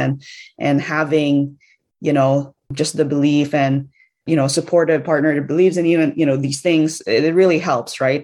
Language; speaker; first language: English; non-native, local second language; Cebuano